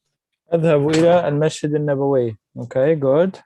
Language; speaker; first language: Arabic; non-native, fluent; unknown